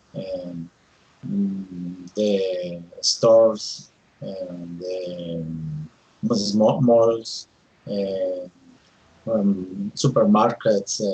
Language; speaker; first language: English; non-native, learner; Spanish